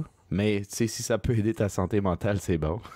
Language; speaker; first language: French; native; French